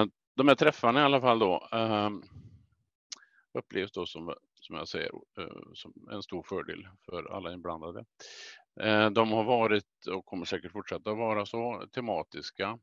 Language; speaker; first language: Swedish; native; Swedish